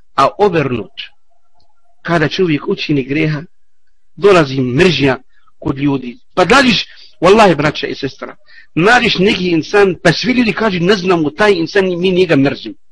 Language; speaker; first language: Bosnian; non-native, learner; Arabic